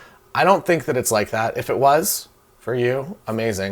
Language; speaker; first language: English; native; English